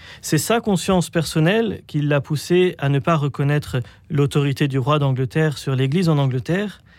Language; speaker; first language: French; native; French